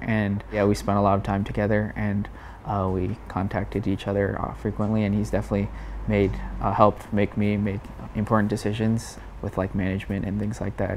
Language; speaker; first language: English; native; English